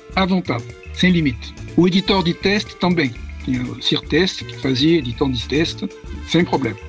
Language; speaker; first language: Portuguese; non-native, fluent; French